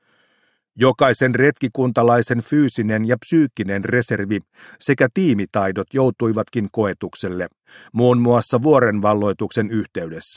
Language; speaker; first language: Finnish; native; Finnish